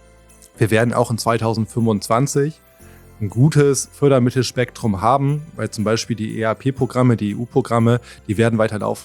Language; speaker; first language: German; native; German